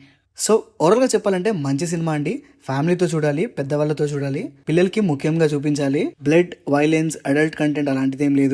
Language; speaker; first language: Telugu; native; Telugu